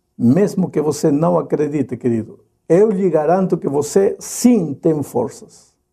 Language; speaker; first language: Portuguese; non-native, fluent; Spanish